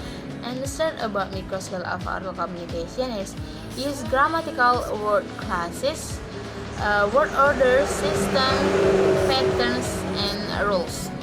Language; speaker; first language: English; non-native, learner; Indonesian